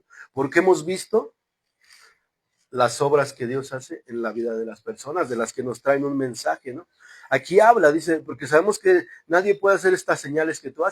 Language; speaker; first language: Spanish; native; Spanish